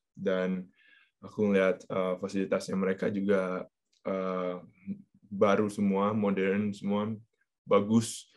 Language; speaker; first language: Indonesian; native; Indonesian